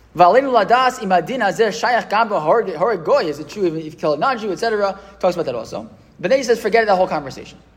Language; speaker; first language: English; native; English